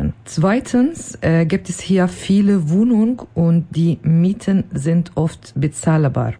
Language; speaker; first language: German; non-native, learner; Kurdish